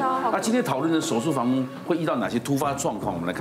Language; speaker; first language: Chinese; native; Chinese